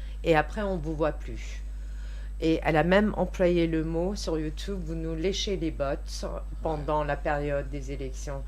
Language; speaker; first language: French; native; French